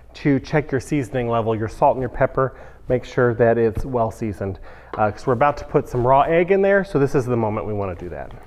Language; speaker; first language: English; native; English